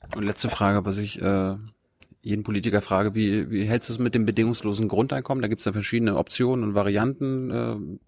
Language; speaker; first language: German; native; German